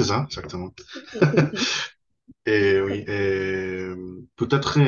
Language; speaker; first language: French; non-native, fluent; Spanish